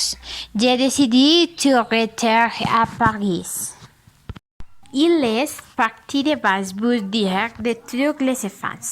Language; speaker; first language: French; non-native, learner; Spanish